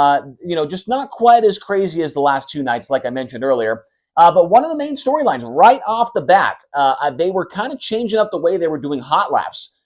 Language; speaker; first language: English; native; English